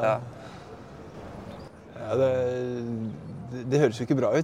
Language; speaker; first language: Norwegian; native; Norwegian